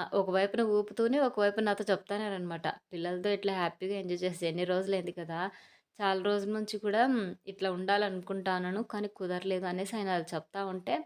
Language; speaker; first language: Telugu; native; Telugu